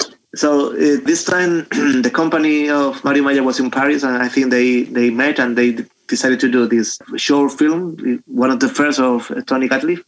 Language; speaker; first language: English; non-native, fluent; Spanish